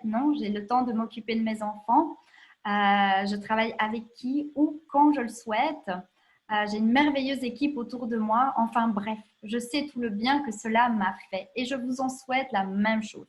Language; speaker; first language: French; native; French